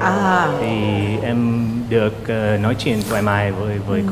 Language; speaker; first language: Vietnamese; non-native, fluent; English